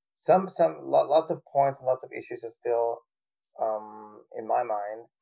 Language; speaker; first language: English; non-native, fluent; German